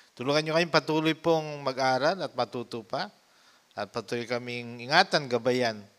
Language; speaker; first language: Filipino; non-native, local second language; Cebuano